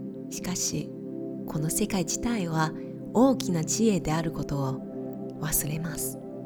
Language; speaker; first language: Japanese; native; Japanese